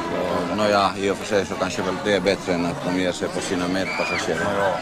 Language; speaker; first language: Swedish; native; Swedish